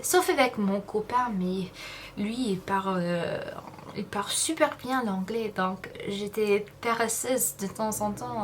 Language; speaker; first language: French; non-native, fluent; English